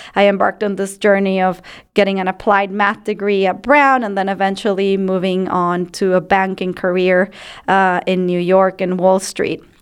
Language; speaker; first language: English; non-native, fluent; Spanish